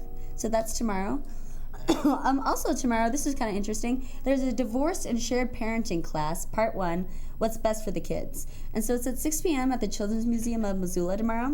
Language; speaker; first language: English; native; English